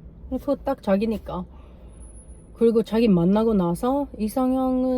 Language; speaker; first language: Korean; non-native, learner; English